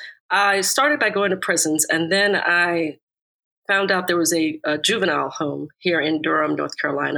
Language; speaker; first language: English; native; English